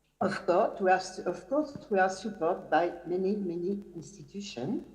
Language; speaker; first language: English; non-native, fluent; French